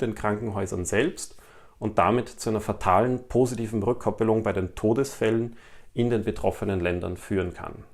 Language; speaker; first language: German; native; German